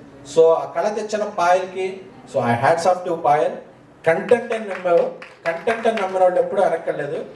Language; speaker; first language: Telugu; native; Telugu